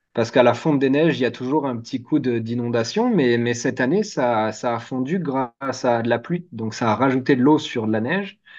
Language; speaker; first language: French; native; French